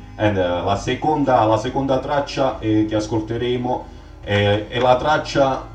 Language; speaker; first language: Italian; native; Italian